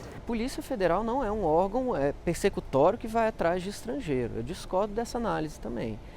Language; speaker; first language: Portuguese; native; Portuguese